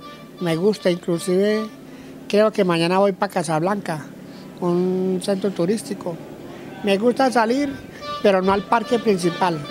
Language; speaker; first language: Spanish; native; Spanish